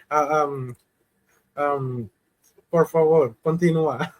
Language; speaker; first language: Spanish; non-native, learner; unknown